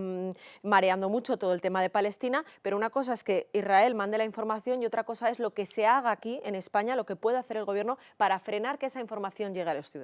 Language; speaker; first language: Spanish; native; Spanish